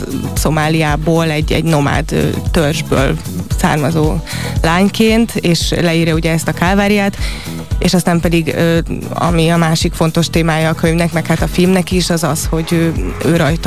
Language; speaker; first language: Hungarian; native; Hungarian